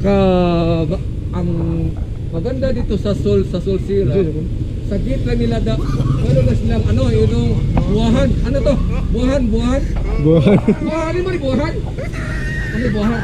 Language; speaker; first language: Filipino; non-native, local second language; Cebuano